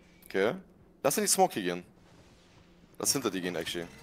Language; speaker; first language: German; native; German